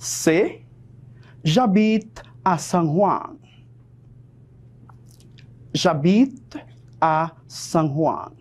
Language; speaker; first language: French; non-native, fluent; Spanish